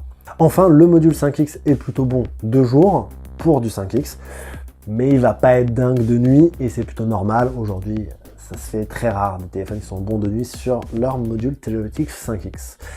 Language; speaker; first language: French; native; French